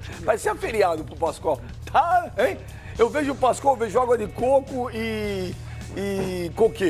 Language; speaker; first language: Portuguese; native; Portuguese